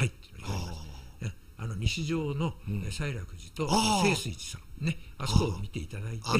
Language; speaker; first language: Japanese; native; Japanese